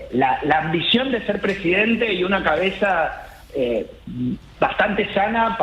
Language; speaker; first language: Spanish; native; Spanish